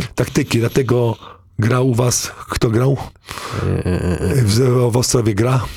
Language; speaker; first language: Polish; native; Polish